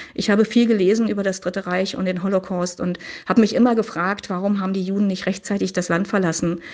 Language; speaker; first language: German; native; German